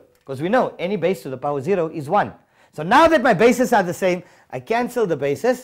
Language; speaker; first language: English; native; English